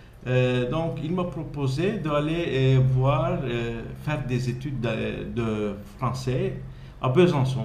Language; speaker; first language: French; non-native, fluent; Turkish